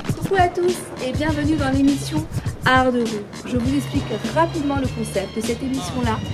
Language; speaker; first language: French; native; French